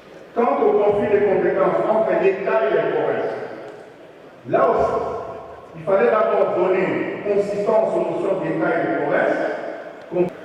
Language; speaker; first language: French; native; French